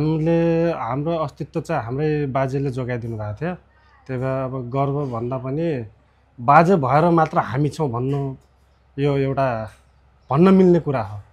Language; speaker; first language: Nepali; non-native, local second language; Rana Tharu